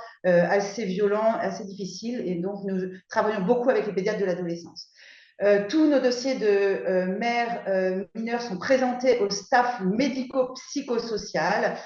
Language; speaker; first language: French; native; French